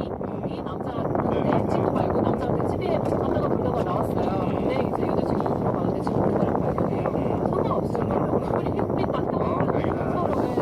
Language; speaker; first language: Korean; non-native, fluent; Russian